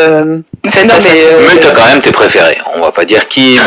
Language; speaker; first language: French; native; French